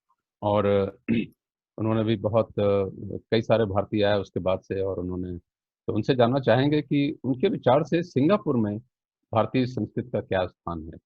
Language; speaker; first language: Hindi; native; Hindi